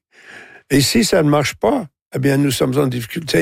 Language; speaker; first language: French; non-native, local second language; English